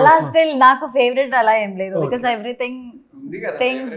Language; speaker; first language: Telugu; non-native, learner; Malayalam